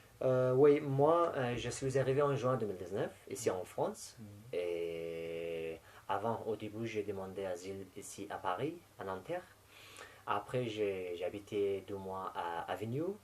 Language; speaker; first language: French; non-native, fluent; Persian